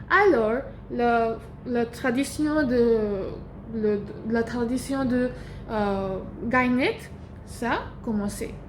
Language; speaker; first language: French; non-native, learner; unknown